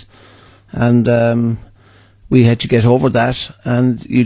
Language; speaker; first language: English; native; English